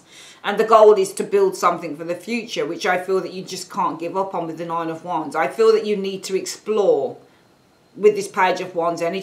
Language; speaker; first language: English; native; English